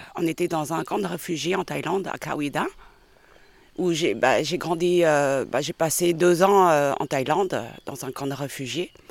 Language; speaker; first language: French; early bilingual, other home language; Khmer